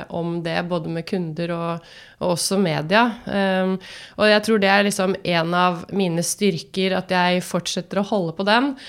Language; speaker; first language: Norwegian; native; Norwegian